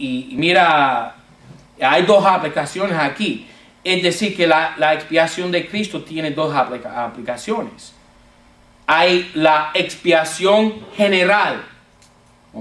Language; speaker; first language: Spanish; non-native, fluent; English